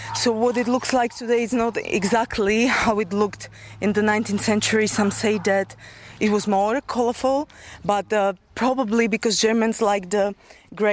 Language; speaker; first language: English; non-native, fluent; Slovak